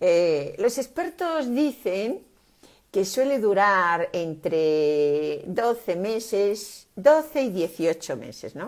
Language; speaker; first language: Spanish; native; Spanish